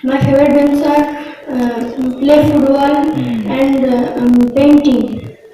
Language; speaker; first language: English; non-native, learner; Bangla